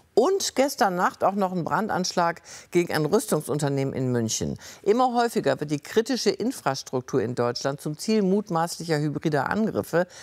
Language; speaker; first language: German; native; German